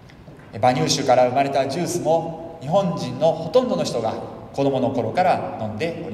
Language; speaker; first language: Japanese; native; Japanese